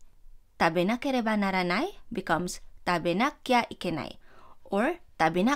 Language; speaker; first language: Japanese; non-native, fluent; Filipino